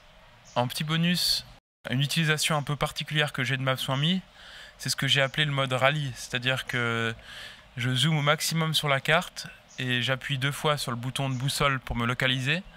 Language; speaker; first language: French; native; French